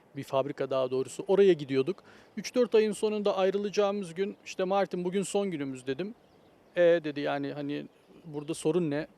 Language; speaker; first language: Turkish; native; Turkish